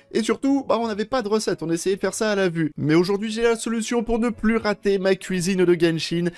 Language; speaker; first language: French; native; French